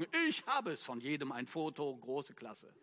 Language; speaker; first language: German; native; German